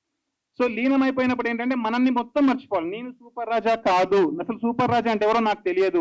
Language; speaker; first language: Telugu; native; Telugu